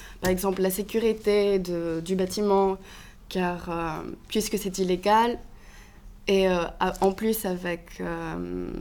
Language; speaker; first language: French; non-native, fluent; Greek